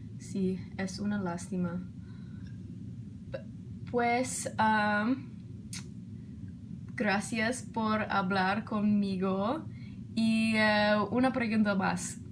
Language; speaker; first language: Spanish; non-native, learner; English